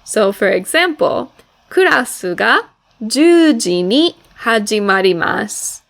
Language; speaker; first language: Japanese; non-native, fluent; English